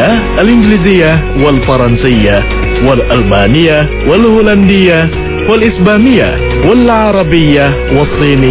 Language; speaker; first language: Arabic; non-native, fluent; Indonesian